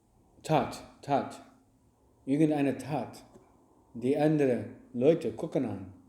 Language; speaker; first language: German; non-native, learner; English